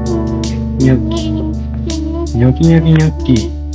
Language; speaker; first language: Japanese; native; Japanese